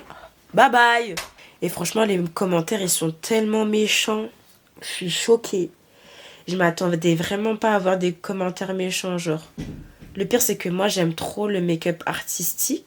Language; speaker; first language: French; native; French